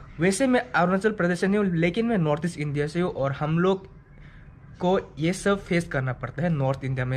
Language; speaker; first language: Hindi; non-native, local second language; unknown